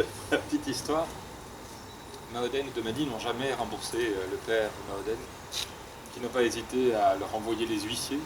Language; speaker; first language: French; native; French